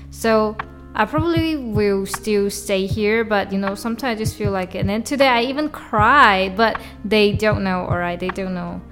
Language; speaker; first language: English; non-native, local second language; Chinese